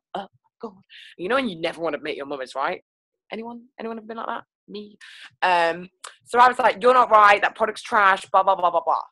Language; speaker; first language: English; native; English